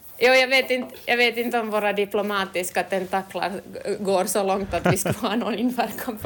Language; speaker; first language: Swedish; native; Swedish